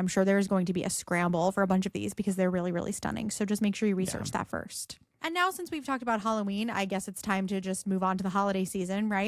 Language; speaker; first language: English; native; English